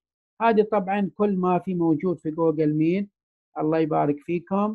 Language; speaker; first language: Arabic; native; Arabic